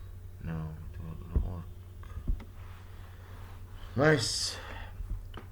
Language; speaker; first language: English; non-native, fluent; Arabic